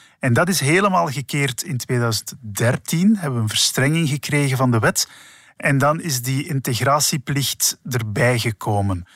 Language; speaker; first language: Dutch; native; Dutch